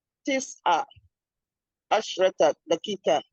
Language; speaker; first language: Arabic; non-native, learner; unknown